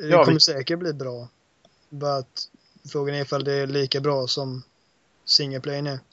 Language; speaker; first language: Swedish; native; Swedish